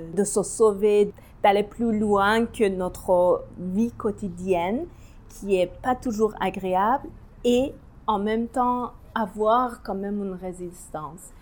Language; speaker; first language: French; non-native, fluent; Persian